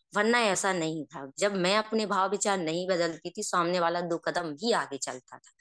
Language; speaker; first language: Hindi; native; Hindi